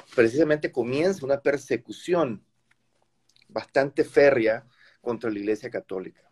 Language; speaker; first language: Spanish; native; Spanish